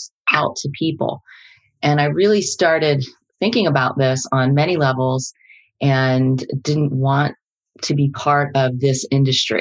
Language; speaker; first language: English; native; English